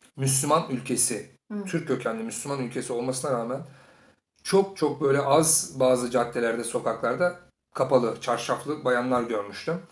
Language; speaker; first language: Turkish; native; Turkish